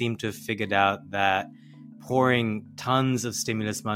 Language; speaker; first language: English; non-native, local second language; Hindi